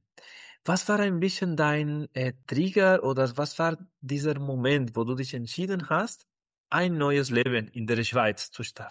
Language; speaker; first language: German; non-native, fluent; Spanish